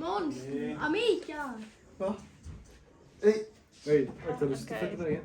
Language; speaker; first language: Swedish; non-native, learner; Thai